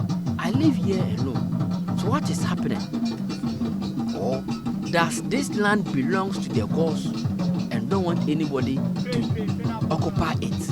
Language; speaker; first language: English; non-native, local second language; Akan